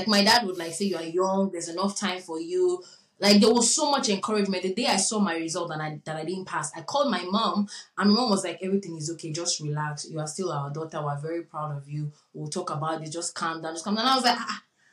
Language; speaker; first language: English; non-native, local second language; Yoruba